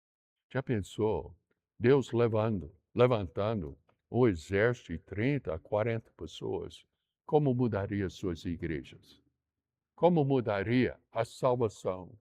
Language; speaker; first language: Portuguese; non-native, fluent; English